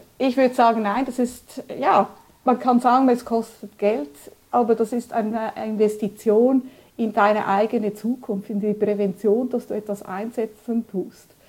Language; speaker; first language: German; early bilingual, other home language; Spanish